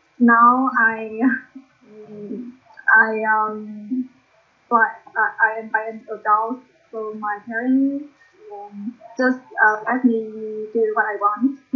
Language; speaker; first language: English; non-native, learner; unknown